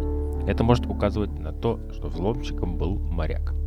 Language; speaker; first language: Russian; native; Russian